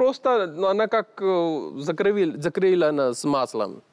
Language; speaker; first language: Russian; non-native, learner; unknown